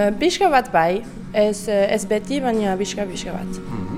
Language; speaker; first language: Basque; non-native, learner; French